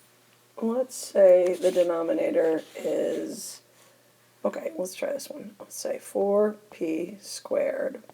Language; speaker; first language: English; native; English